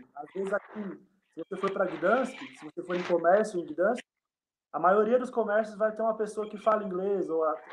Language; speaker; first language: Portuguese; native; Portuguese